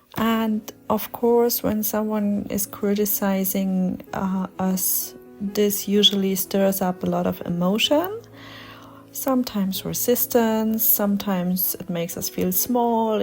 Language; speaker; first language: English; non-native, fluent; German